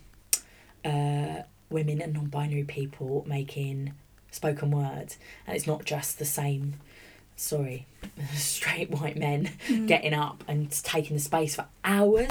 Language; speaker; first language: English; native; English